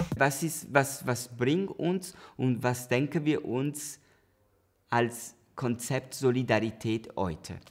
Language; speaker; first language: German; non-native, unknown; Italian